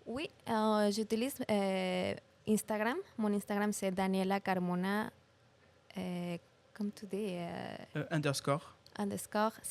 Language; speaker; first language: French; non-native, learner; Spanish